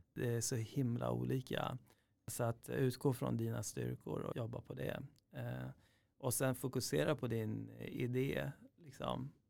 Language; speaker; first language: Swedish; early bilingual, other home language; Persian